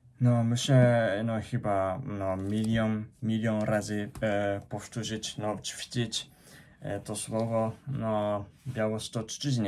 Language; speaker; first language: Polish; non-native, fluent; Japanese